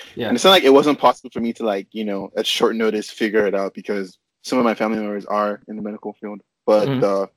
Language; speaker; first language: English; non-native, local second language; Yoruba